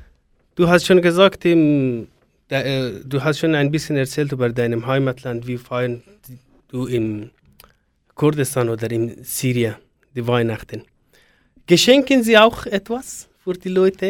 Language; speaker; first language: German; non-native, learner; Persian